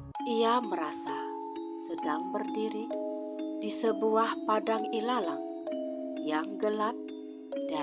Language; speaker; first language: Indonesian; native; Indonesian